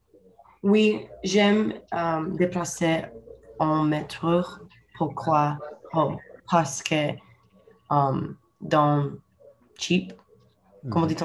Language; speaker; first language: French; non-native, learner; English